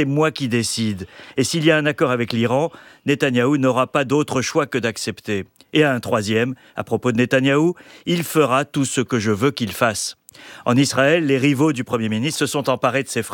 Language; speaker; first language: French; native; French